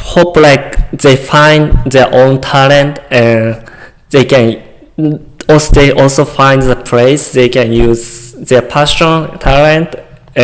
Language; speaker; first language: English; non-native, learner; Japanese